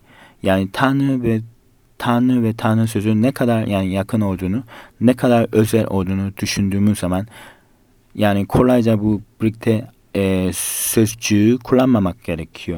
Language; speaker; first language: Turkish; non-native, fluent; Korean